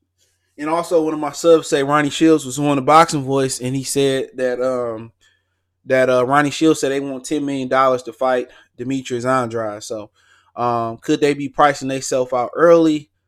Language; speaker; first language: English; native; English